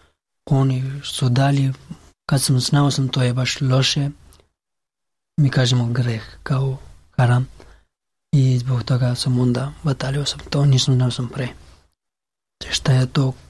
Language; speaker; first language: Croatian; non-native, learner; Pashto